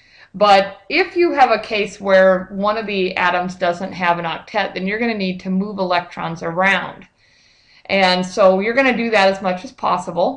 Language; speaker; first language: English; native; English